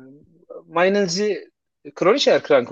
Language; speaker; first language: German; non-native, learner; Turkish